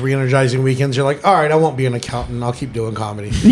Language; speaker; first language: English; native; English